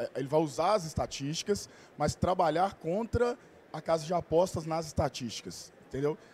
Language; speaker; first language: Portuguese; native; Portuguese